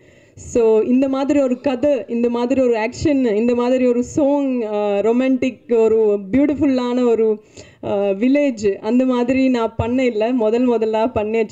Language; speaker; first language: Tamil; non-native, fluent; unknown